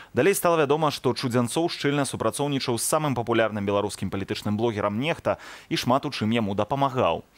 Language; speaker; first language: Belarusian; native; Belarusian